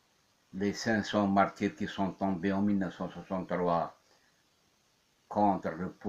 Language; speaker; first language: French; non-native, local second language; Kabyle